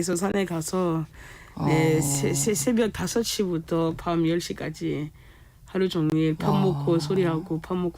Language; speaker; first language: Korean; non-native, fluent; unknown